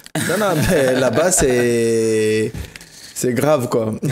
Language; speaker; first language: French; non-native, local second language; Malagasy